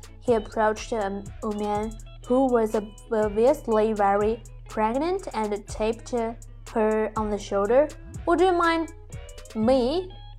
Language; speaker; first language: English; non-native, fluent; Chinese